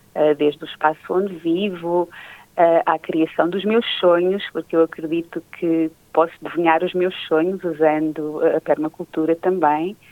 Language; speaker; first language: Portuguese; native; Portuguese